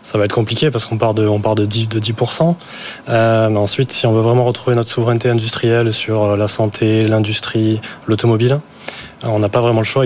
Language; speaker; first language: French; native; French